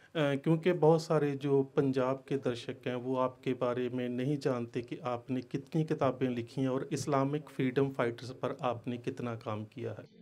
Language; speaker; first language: Hindi; non-native, local second language; Punjabi